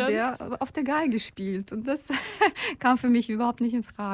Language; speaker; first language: German; non-native, fluent; Russian